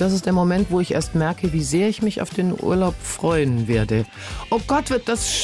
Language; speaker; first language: German; native; German